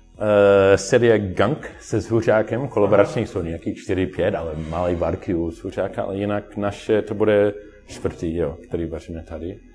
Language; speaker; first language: Czech; non-native, learner; English